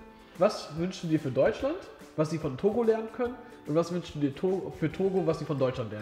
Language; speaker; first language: German; early bilingual, other home language; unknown